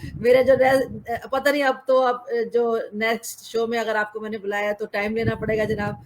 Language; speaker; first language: Urdu; native; Urdu